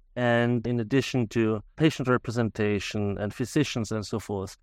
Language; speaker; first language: English; non-native, fluent; German